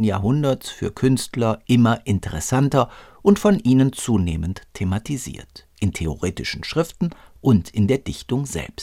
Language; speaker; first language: German; native; German